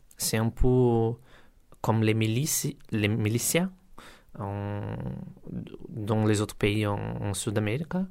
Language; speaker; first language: French; non-native, learner; Portuguese